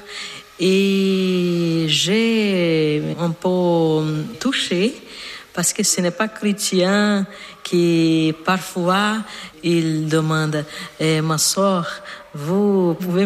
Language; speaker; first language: French; non-native, fluent; Portuguese